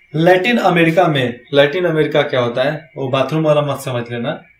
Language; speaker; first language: Hindi; native; Hindi